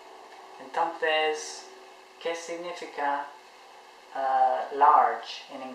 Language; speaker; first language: Spanish; non-native, fluent; English